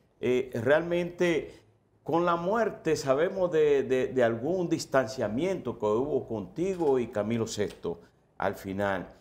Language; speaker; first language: Spanish; native; Spanish